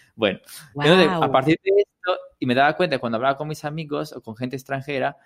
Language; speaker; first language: Spanish; non-native, fluent; Italian